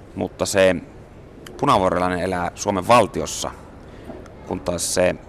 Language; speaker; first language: Finnish; native; Finnish